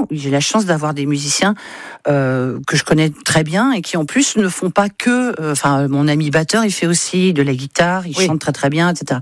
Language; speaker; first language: French; native; French